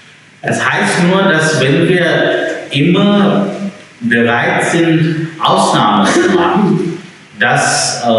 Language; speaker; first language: German; non-native, fluent; English